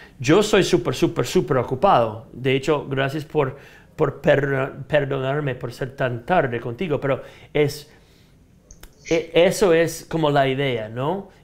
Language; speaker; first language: Spanish; non-native, fluent; English